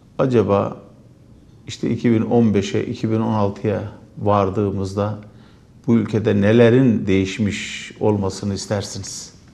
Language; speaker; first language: Turkish; native; Turkish